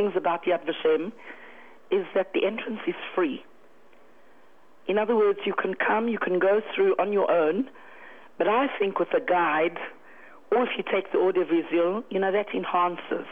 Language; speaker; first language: English; native; English